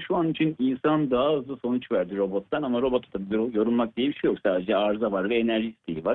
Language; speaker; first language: Turkish; native; Turkish